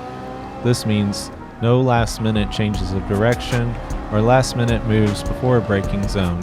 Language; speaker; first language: English; native; English